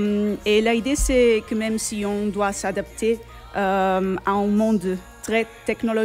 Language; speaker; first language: French; non-native, fluent; Portuguese